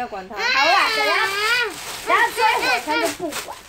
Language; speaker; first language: Chinese; native; Chinese